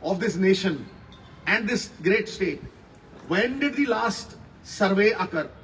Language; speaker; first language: English; non-native, local second language; Punjabi